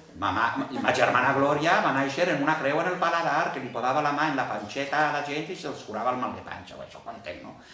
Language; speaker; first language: Catalan; early bilingual, heritage; Catalan